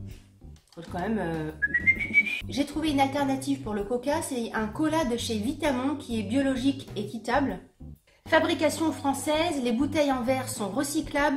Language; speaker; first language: French; native; French